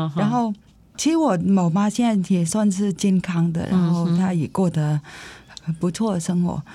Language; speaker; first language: Chinese; non-native, fluent; Vietnamese